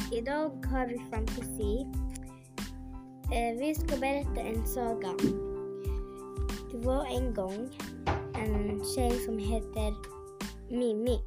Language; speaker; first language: Swedish; non-native, learner; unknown